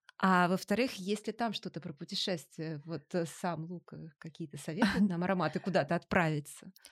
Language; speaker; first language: Russian; native; Russian